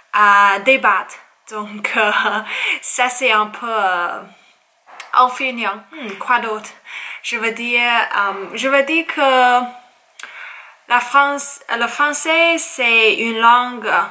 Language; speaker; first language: French; non-native, learner; Chinese